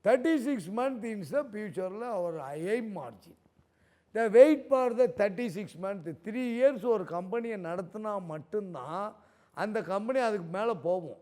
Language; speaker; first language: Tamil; native; Tamil